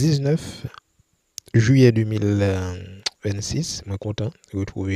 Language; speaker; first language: French; non-native, local second language; Haitian Creole